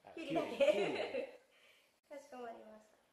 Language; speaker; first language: Japanese; native; Japanese